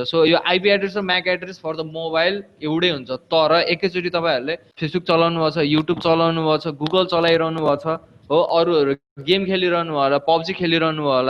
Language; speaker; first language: Nepali; native; Nepali